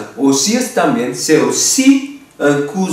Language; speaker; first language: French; non-native, fluent; Spanish